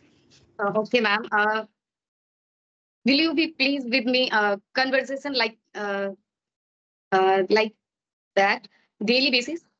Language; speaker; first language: English; non-native, learner; Maithili